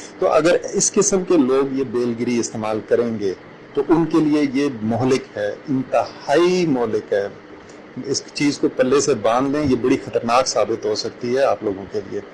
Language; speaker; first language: Urdu; non-native, local second language; Punjabi